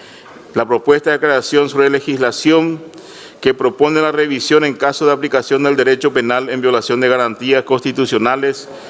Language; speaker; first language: Spanish; native; Spanish